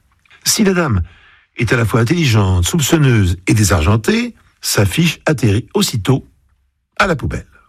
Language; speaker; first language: French; native; French